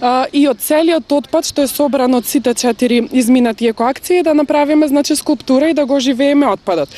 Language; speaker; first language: Macedonian; native; Macedonian